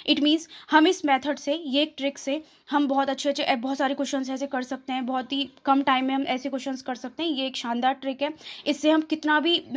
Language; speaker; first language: Hindi; native; Hindi